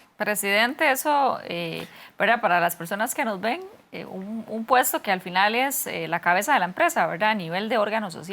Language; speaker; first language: Spanish; native; Spanish